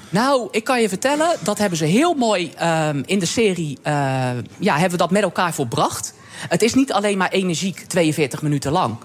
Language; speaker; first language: Dutch; native; Dutch